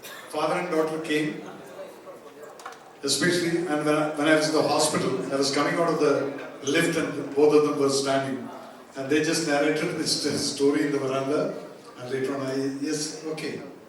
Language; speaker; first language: English; non-native, local second language; Malayalam